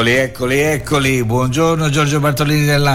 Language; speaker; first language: Italian; native; Italian